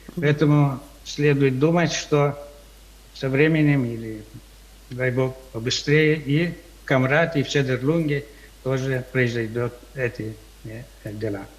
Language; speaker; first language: Russian; non-native, local second language; Romanian